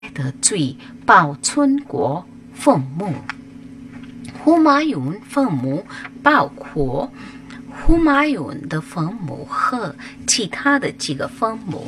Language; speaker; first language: Chinese; non-native, fluent; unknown